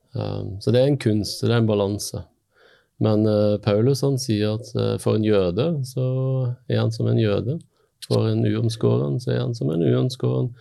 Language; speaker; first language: Norwegian; native; Norwegian